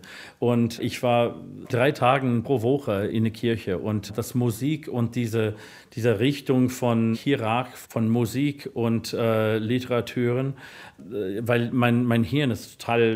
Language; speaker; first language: German; non-native, learner; English